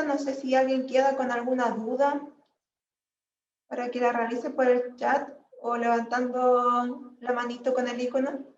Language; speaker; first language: Spanish; native; Spanish